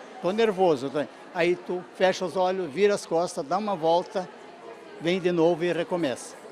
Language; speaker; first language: Portuguese; native; Portuguese